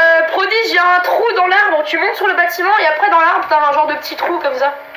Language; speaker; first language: French; native; French